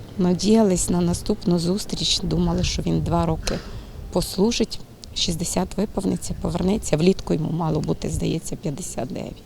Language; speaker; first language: Ukrainian; native; Ukrainian